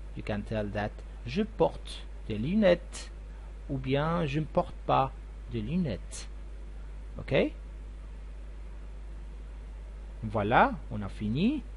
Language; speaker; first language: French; non-native, fluent; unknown